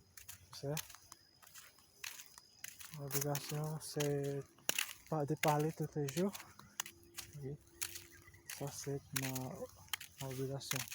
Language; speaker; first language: French; non-native, learner; Portuguese